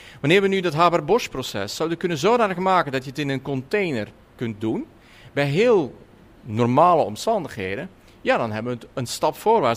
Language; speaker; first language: Dutch; native; Dutch